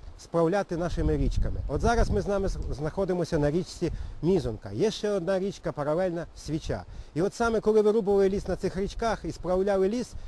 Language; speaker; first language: Ukrainian; native; Ukrainian